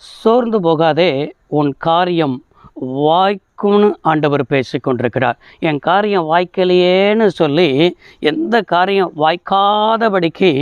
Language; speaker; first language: Tamil; native; Tamil